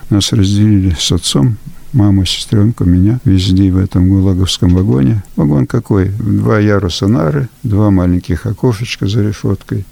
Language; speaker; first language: Russian; early bilingual, heritage; Russian